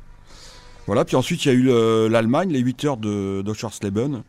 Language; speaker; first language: French; native; French